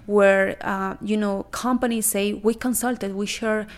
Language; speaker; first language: English; non-native, fluent; Spanish